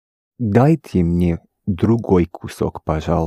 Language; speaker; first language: Russian; non-native, learner; English